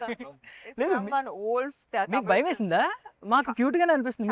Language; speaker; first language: Telugu; native; Telugu